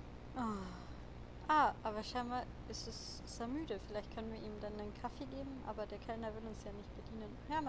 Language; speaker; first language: German; native; German